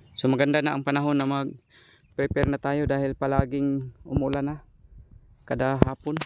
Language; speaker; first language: Filipino; non-native, local second language; Cebuano